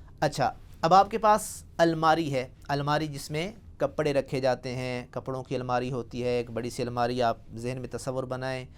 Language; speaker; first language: Urdu; non-native, local second language; Punjabi